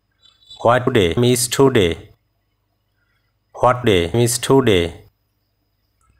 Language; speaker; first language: English; non-native, fluent; Bangla